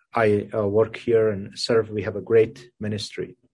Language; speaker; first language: English; non-native, fluent; Persian